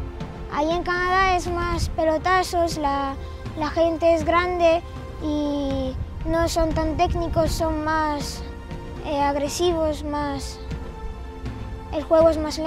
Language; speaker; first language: Spanish; non-native, fluent; Romanian